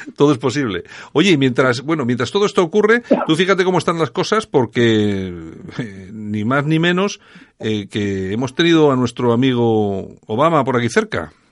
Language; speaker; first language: Spanish; native; Spanish